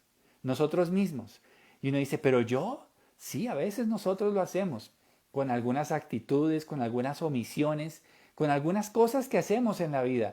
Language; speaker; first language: Spanish; native; Spanish